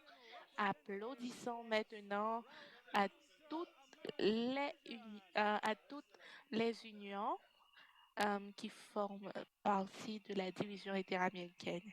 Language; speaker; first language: French; non-native, fluent; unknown